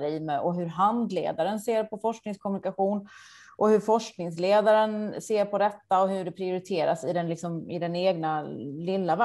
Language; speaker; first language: Swedish; native; Swedish